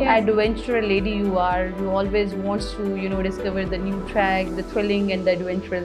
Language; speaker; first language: English; non-native, fluent; Urdu